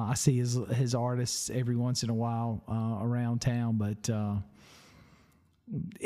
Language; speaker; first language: English; native; English